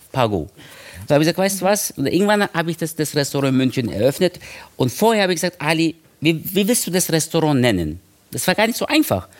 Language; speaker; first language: German; early bilingual, other home language; Turkish